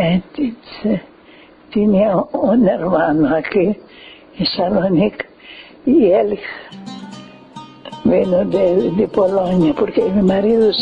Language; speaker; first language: Spanish; early bilingual, heritage; Ladino